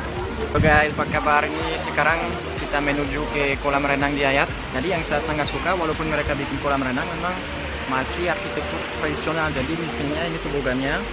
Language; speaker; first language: Indonesian; non-native, fluent; French